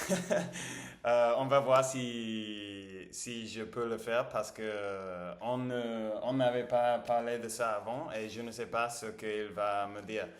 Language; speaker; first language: French; non-native, learner; English